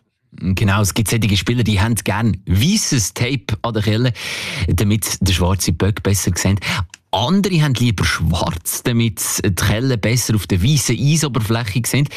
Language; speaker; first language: German; native; German